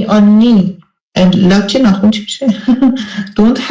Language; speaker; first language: English; non-native, learner; Persian